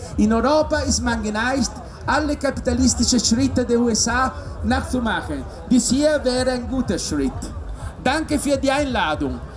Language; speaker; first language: German; non-native, learner; Italian